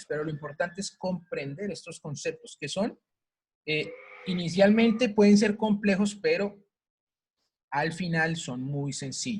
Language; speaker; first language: Spanish; native; Spanish